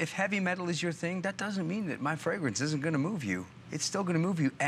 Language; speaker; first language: English; native; English